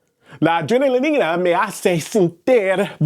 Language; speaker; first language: Spanish; non-native, learner; English